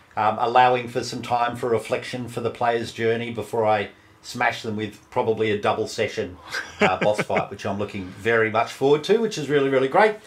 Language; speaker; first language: English; native; English